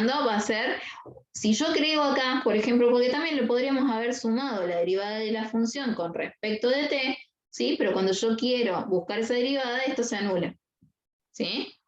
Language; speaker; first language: Spanish; native; Spanish